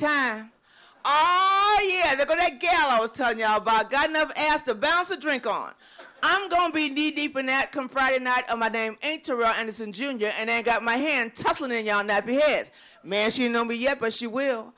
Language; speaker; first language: English; native; English